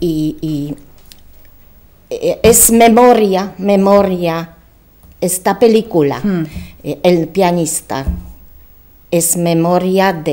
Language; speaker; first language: Spanish; non-native, learner; Polish